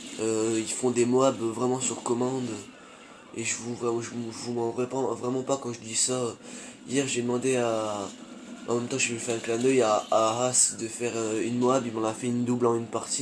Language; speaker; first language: French; native; French